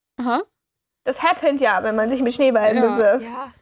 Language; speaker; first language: German; native; German